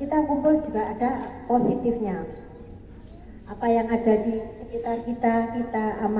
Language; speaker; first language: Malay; non-native, local second language; Javanese